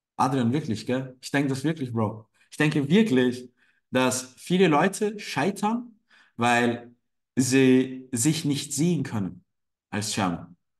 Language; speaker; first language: German; non-native, fluent; Turkish